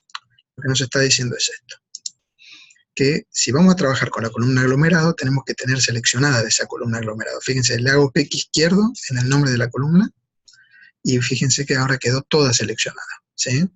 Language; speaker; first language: Spanish; native; Spanish